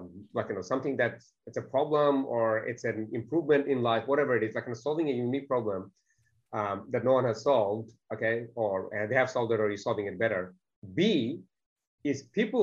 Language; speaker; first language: English; non-native, local second language; Bangla